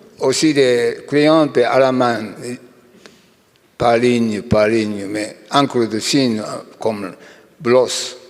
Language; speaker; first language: French; non-native, learner; Japanese